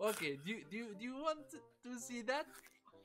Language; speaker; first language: English; non-native, learner; Central Kurdish